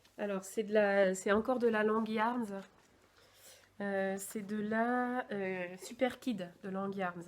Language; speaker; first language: French; native; French